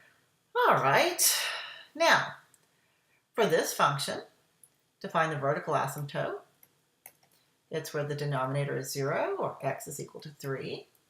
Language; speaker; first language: English; native; English